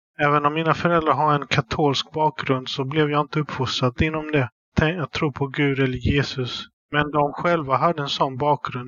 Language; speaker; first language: Swedish; early bilingual, other home language; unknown